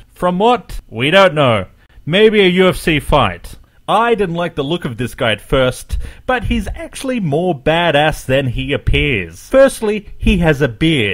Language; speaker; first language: English; native; English